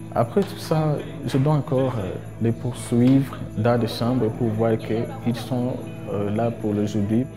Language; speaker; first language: French; non-native, local second language; Kinyarwanda